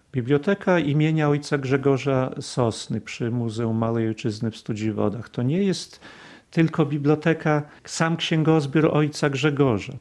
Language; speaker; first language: Polish; non-native, local second language; Belarusian